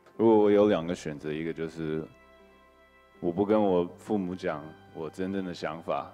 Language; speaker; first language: Chinese; early bilingual, heritage; English